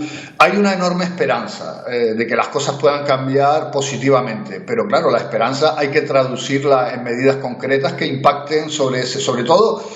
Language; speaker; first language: Spanish; native; Spanish